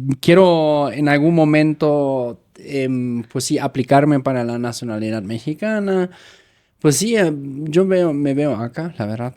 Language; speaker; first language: Spanish; non-native, fluent; German